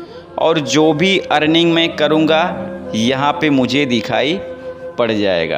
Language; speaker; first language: Hindi; native; Hindi